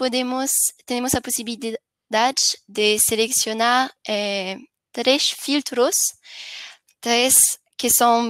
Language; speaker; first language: Spanish; non-native, learner; French